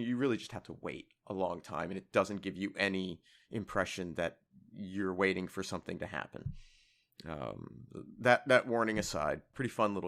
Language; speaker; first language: English; native; English